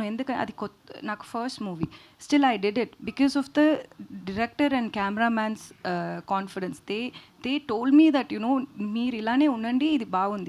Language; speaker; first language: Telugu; non-native, fluent; Tamil